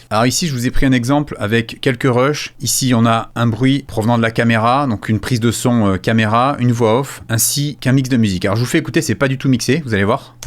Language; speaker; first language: French; native; French